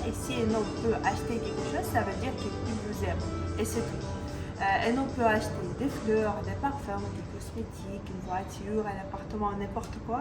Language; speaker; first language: French; non-native, local second language; Ukrainian